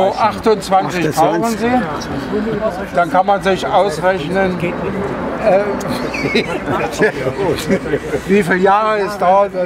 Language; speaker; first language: German; native; German